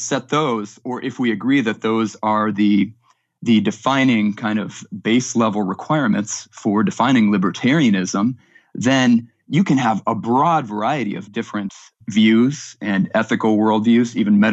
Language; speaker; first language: English; native; English